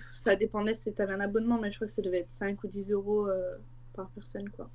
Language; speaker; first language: French; native; French